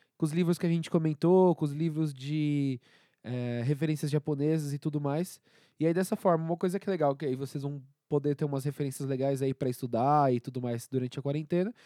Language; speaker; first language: Portuguese; native; Portuguese